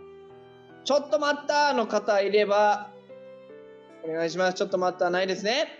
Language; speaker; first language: Japanese; native; Japanese